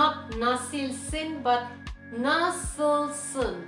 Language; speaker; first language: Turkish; non-native, fluent; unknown